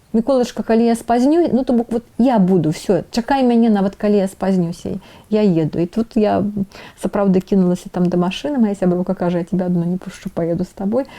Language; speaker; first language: Belarusian; non-native, local second language; Russian